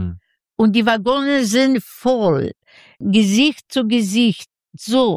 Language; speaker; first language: German; non-native, learner; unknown